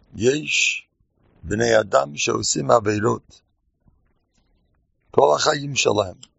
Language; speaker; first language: Hebrew; non-native, fluent; English